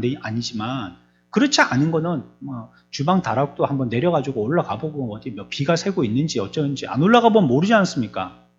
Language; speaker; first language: Korean; native; Korean